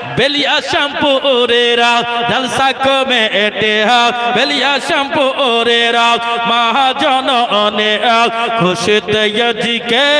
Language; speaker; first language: Bangla; non-native, fluent; Urdu